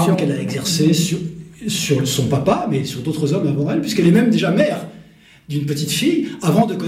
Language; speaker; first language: French; native; French